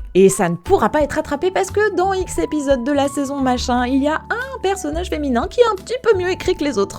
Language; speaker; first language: French; native; French